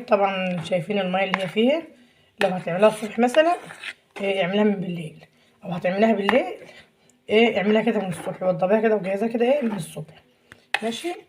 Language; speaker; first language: Arabic; native; Arabic